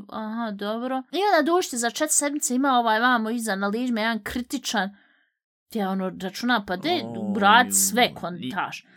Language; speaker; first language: Bosnian; native; Bosnian